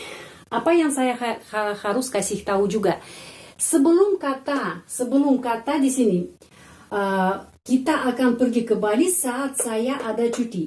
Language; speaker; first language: Indonesian; non-native, fluent; Russian